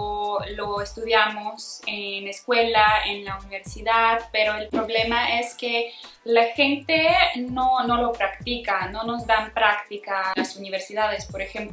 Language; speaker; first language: Spanish; non-native, fluent; Ukrainian